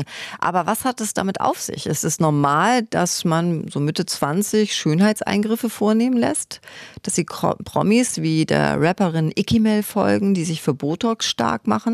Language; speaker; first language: German; native; German